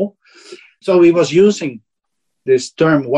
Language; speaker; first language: English; non-native, fluent; Dutch